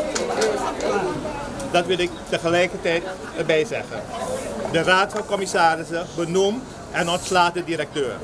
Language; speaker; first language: Dutch; native; Dutch